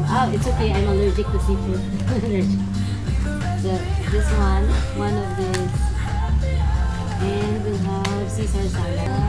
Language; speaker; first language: English; non-native, local second language; Filipino